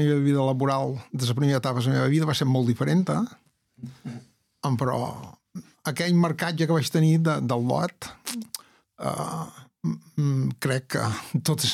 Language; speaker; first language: Catalan; native; Catalan